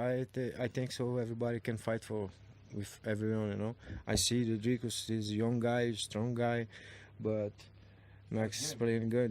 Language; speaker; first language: English; non-native, learner; Portuguese